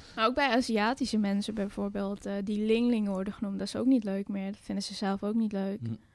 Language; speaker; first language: Dutch; early bilingual, other home language; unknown